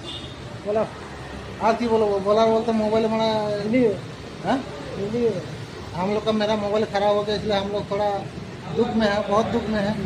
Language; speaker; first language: Hindi; non-native, local second language; Bangla